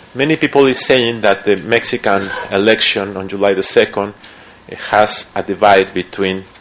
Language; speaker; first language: English; non-native, fluent; Spanish